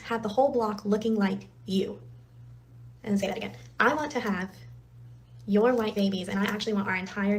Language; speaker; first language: English; native; English